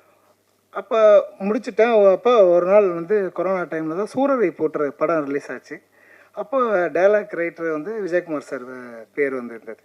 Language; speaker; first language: Tamil; native; Tamil